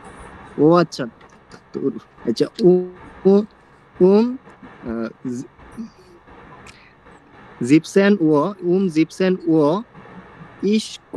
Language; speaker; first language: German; non-native, learner; Bangla